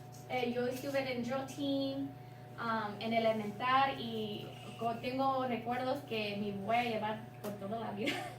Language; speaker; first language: Spanish; early bilingual, heritage; Spanish